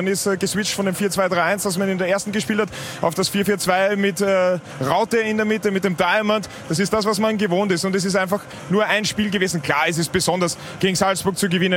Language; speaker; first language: German; native; German